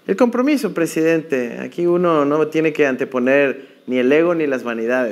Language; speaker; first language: Spanish; native; Spanish